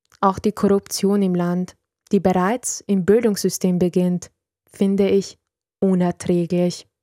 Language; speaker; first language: German; early bilingual, other home language; Serbian